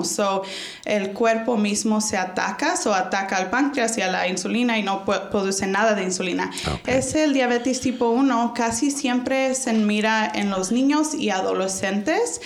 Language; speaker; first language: Spanish; early bilingual, heritage; Spanish